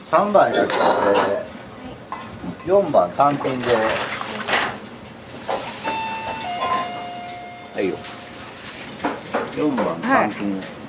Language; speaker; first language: Japanese; native; Japanese